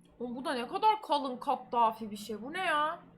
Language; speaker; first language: Turkish; native; Turkish